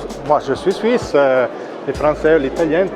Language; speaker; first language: French; non-native, local second language; Italian